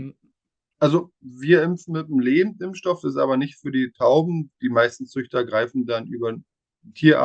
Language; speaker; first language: German; native; German